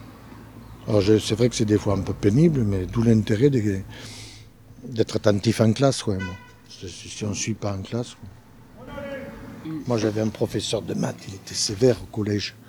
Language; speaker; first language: French; native; French